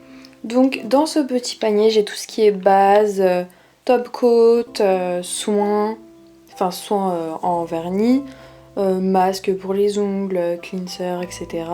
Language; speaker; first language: French; native; French